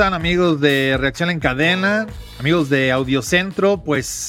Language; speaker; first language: Spanish; native; Spanish